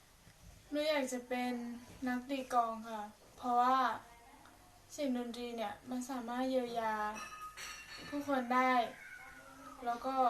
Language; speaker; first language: Thai; non-native, local second language; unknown